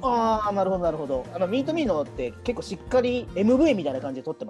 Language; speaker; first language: Japanese; native; Japanese